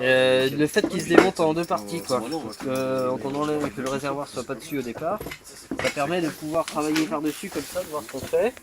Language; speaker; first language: French; native; French